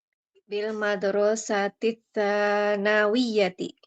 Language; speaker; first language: Arabic; non-native, learner; Indonesian